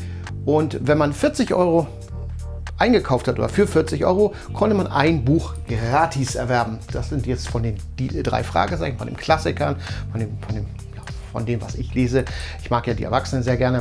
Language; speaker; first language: German; native; German